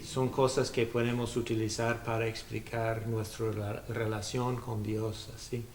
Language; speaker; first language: Spanish; non-native, learner; English